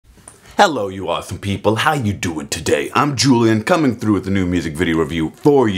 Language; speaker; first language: English; native; English